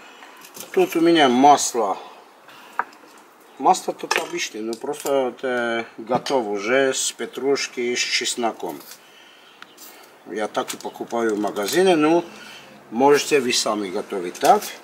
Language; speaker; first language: Russian; non-native, local second language; Armenian